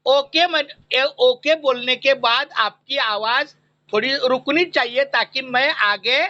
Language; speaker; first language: Hindi; non-native, local second language; Marathi